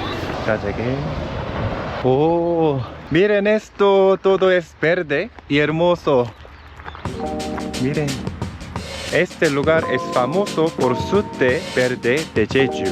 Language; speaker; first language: Spanish; non-native, fluent; Korean